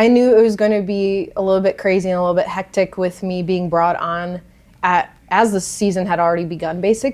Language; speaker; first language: English; native; English